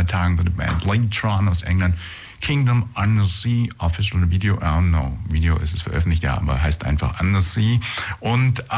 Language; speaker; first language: German; native; German